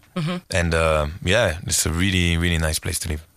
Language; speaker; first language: English; non-native, fluent; French